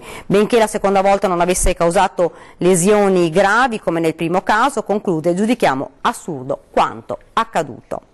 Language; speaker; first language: Italian; native; Italian